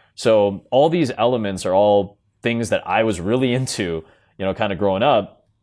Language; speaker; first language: English; native; English